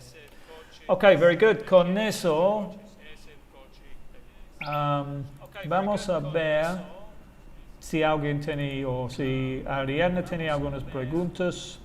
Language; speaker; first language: Spanish; non-native, fluent; English